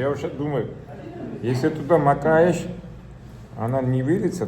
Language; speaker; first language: Russian; non-native, fluent; Georgian